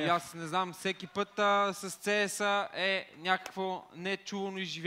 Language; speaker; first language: Bulgarian; native; Bulgarian